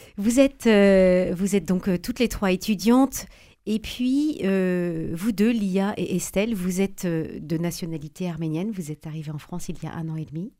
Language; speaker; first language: French; native; French